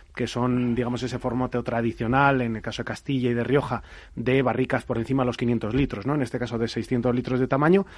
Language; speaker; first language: Spanish; native; Spanish